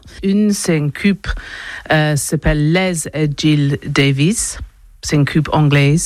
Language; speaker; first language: French; non-native, learner; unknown